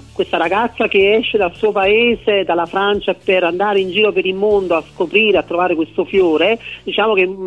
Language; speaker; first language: Italian; native; Italian